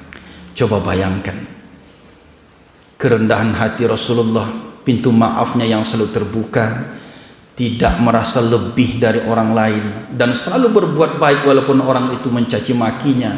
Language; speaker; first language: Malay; non-native, local second language; Minangkabau